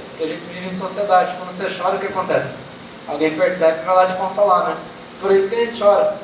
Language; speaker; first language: Portuguese; native; Portuguese